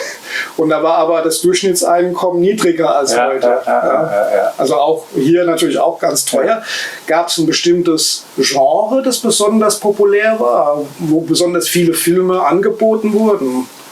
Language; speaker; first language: German; native; German